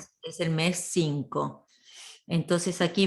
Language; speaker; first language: Spanish; native; Spanish